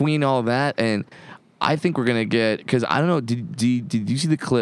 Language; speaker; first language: English; native; English